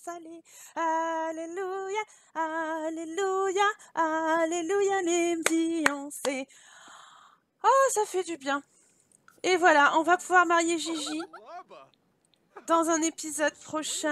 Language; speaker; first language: French; native; French